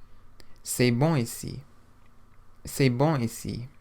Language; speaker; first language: French; non-native, fluent; English